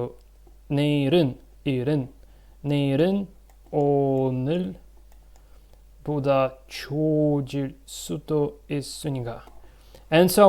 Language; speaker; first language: Korean; non-native, learner; Russian